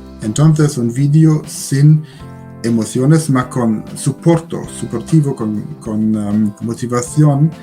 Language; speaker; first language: Spanish; non-native, learner; German